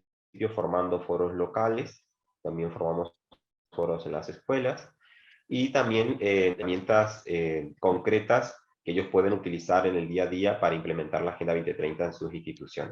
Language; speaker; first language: Spanish; native; Spanish